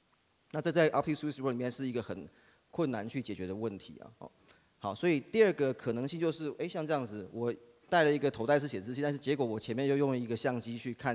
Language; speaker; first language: Chinese; native; Chinese